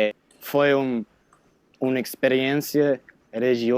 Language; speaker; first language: Portuguese; non-native, learner; English